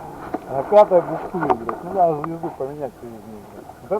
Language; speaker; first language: Russian; native; Russian